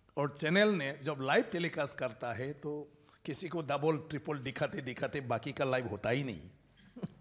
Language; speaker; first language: Hindi; non-native, local second language; Bodo